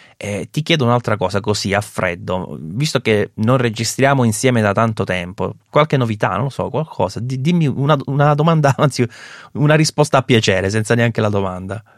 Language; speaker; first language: Italian; native; Italian